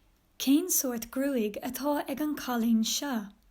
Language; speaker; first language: Irish; non-native, local second language; English